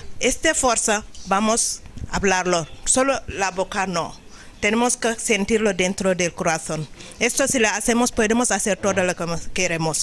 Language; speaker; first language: Spanish; non-native, learner; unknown